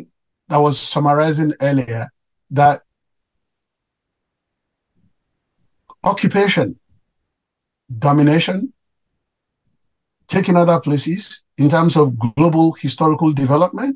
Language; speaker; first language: English; non-native, local second language; Yoruba